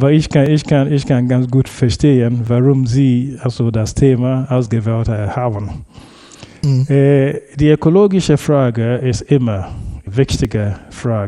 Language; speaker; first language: German; non-native, fluent; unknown